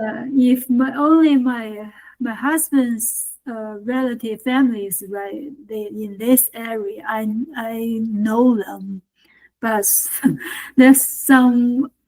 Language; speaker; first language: English; non-native, learner; Chinese